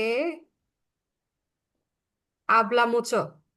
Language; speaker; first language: Spanish; non-native, learner; Bangla